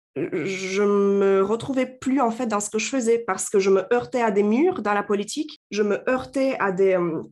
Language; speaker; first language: French; non-native, fluent; Romanian